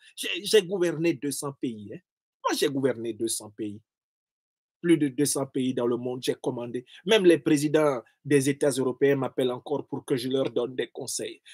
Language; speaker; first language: French; non-native, local second language; Basaa